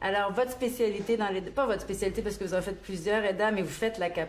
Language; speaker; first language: French; native; French